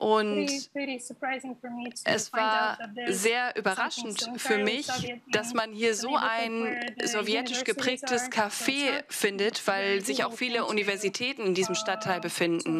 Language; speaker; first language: German; non-native, fluent; Russian